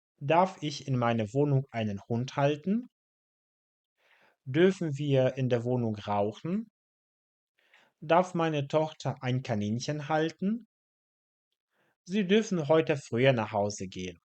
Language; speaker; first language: German; non-native, fluent; Polish